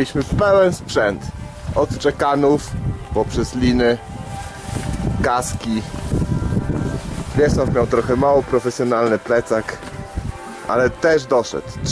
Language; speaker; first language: Polish; native; Polish